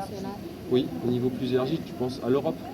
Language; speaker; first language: French; native; French